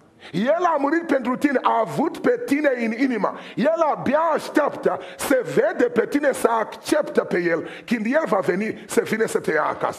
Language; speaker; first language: Romanian; non-native, fluent; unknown